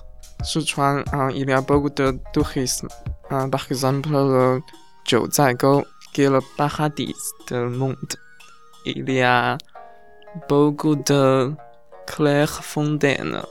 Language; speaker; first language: French; non-native, learner; Chinese